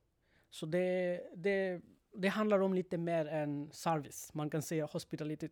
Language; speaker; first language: Swedish; non-native, learner; Bangla